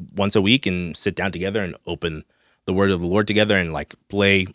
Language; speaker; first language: English; non-native, local second language; Shona